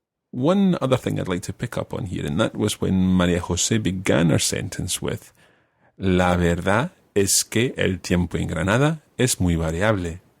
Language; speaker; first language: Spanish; non-native, fluent; English